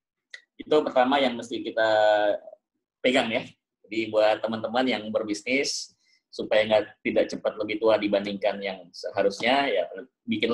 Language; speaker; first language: Indonesian; native; Indonesian